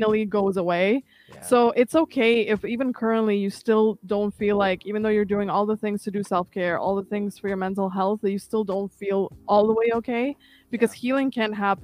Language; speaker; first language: English; non-native, fluent; Kazakh